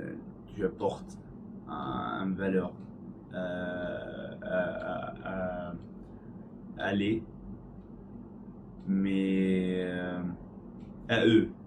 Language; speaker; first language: French; non-native, learner; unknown